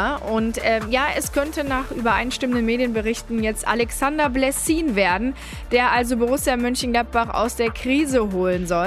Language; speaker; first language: German; native; German